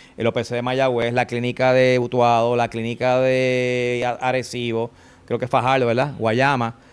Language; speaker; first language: Spanish; native; Spanish